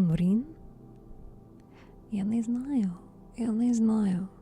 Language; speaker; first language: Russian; non-native, learner; English